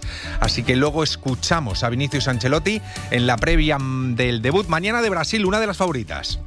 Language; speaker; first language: Spanish; native; Spanish